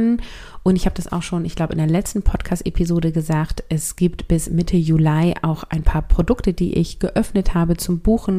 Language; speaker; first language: German; native; German